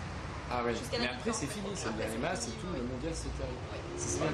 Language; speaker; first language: French; native; French